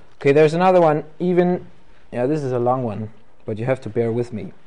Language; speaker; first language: English; non-native, fluent; Danish